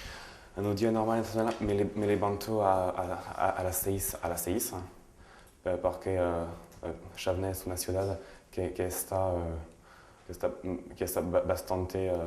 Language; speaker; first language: Spanish; non-native, learner; French